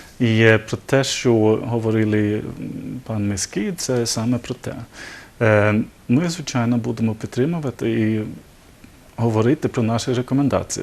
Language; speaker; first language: Ukrainian; non-native, learner; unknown